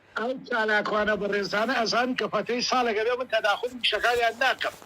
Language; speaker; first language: Central Kurdish; native; Central Kurdish